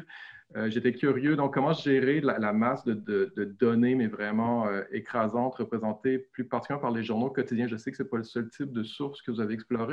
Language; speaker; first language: French; native; French